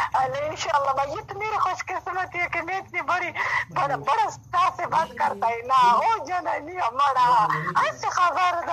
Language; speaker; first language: Hindi; non-native, local second language; Pashto